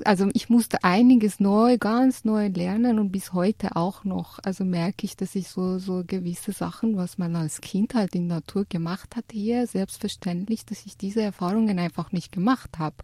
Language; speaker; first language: German; non-native, fluent; Persian